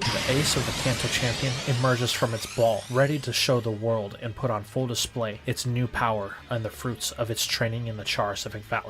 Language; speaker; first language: English; native; English